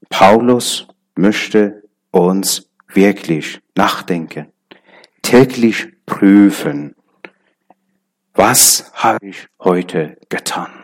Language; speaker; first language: German; non-native, learner; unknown